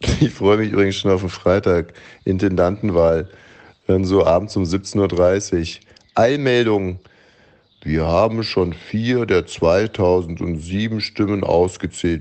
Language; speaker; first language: German; native; German